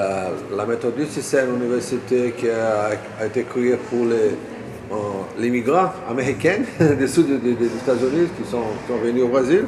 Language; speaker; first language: French; non-native, fluent; Portuguese